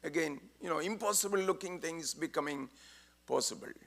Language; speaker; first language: English; non-native, local second language; Malayalam